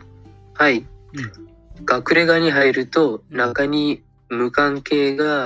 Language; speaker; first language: Japanese; non-native, fluent; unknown